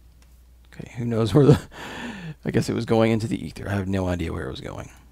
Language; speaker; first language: English; native; English